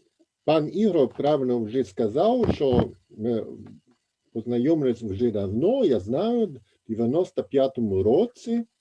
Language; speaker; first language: Ukrainian; non-native, fluent; German